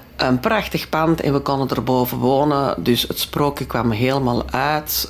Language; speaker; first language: Dutch; non-native, local second language; French